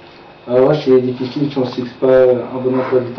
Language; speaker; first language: French; native; French